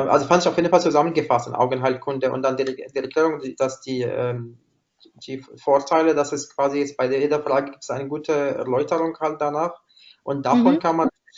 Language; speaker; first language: German; non-native, fluent; Arabic